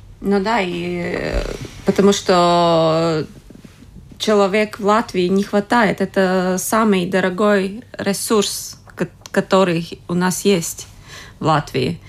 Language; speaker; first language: Russian; non-native, local second language; Latvian